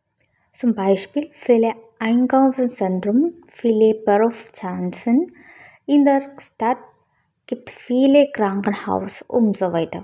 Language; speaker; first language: German; non-native, learner; Malayalam